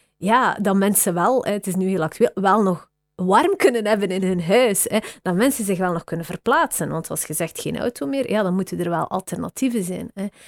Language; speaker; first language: Dutch; native; Dutch